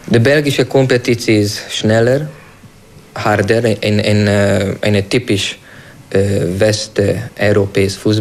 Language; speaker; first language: Dutch; non-native, learner; Hungarian